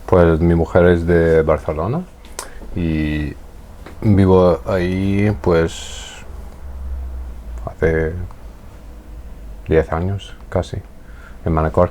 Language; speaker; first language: Spanish; non-native, fluent; English